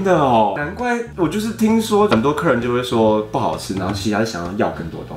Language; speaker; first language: Chinese; native; Chinese